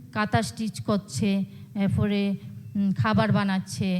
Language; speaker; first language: Bangla; native; Bangla